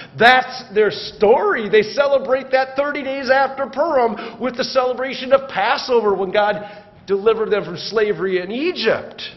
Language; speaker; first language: English; native; English